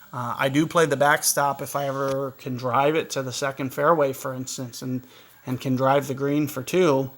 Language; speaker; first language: English; native; English